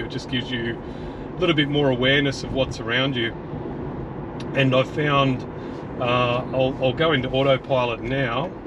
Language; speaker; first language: English; native; English